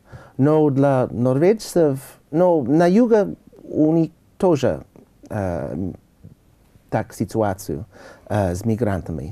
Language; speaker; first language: Russian; non-native, learner; English